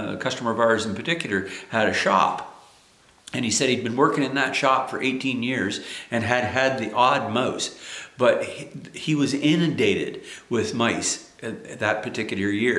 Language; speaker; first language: English; native; English